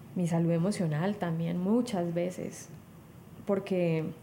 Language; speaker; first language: Spanish; native; Spanish